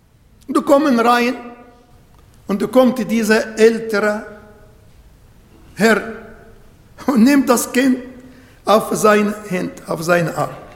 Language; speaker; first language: German; non-native, fluent; Arabic